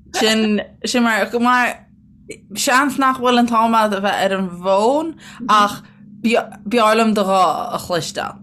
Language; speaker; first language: Irish; native; Irish